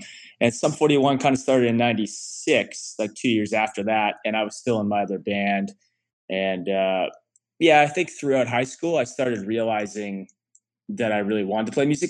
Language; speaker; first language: English; native; English